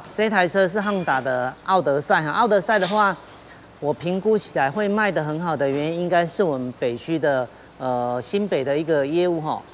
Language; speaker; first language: Chinese; native; Chinese